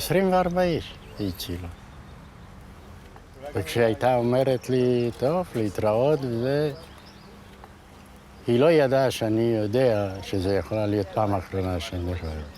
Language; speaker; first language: Hebrew; non-native, fluent; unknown